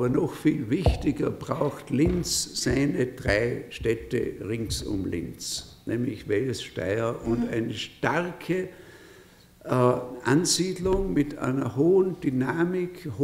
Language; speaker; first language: German; native; German